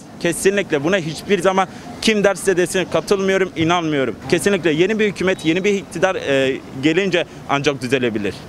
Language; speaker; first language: Turkish; native; Turkish